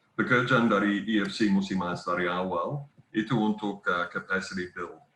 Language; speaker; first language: Indonesian; non-native, fluent; English